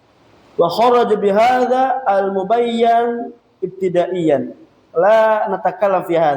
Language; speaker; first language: Arabic; non-native, fluent; Indonesian